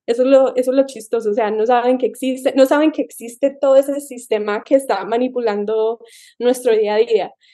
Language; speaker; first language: Spanish; early bilingual, heritage; Spanish